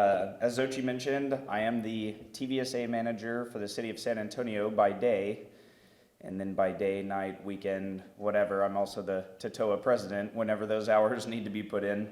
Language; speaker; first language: English; native; English